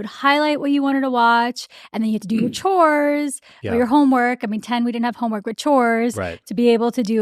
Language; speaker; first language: English; early bilingual, other home language; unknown